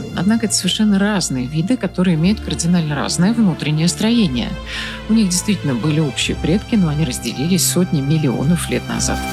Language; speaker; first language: Russian; native; Russian